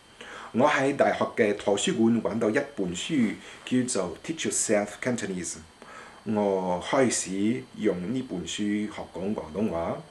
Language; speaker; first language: Chinese; non-native, fluent; French